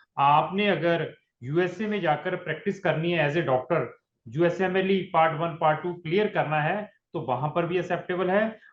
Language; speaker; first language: Hindi; non-native, local second language; Punjabi